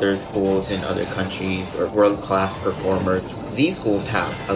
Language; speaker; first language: English; non-native, local second language; Filipino